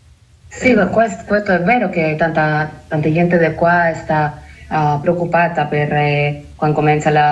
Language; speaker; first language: Italian; non-native, learner; Spanish